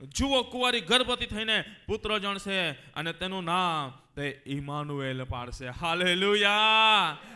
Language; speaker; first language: Gujarati; non-native, local second language; Gamit